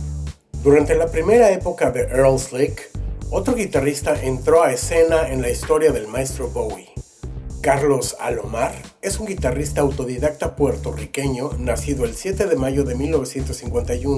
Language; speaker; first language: Spanish; native; Spanish